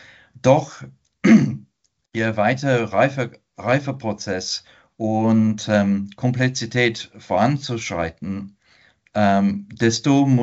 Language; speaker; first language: German; non-native, fluent; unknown